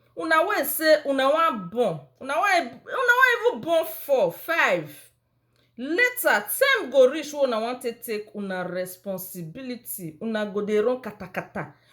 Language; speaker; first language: Nigerian Pidgin; non-native, local second language; Bini